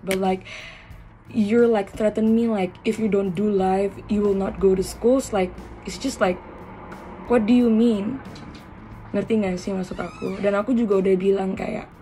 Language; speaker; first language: English; non-native, fluent; Indonesian